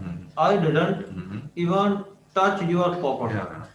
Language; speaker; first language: English; non-native, learner; Urdu